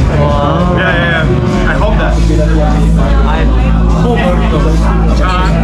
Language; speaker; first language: English; non-native, learner; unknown